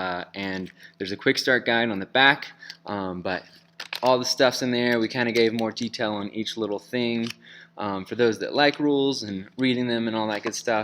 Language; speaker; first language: English; native; English